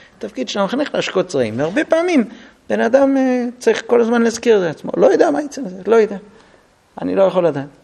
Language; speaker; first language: Hebrew; non-native, fluent; English